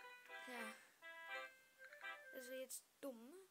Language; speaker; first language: German; native; German